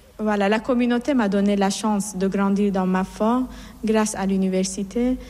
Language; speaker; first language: French; non-native, fluent; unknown